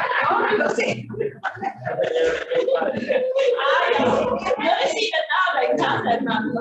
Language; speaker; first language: Spanish; non-native, fluent; Swedish